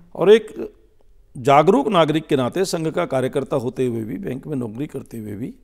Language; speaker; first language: Hindi; native; Hindi